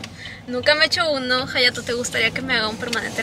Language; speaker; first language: Spanish; native; Spanish